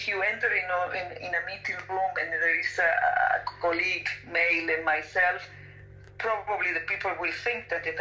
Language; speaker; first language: English; non-native, fluent; Spanish